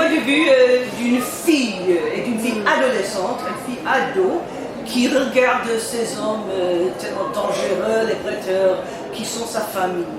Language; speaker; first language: French; non-native, learner; English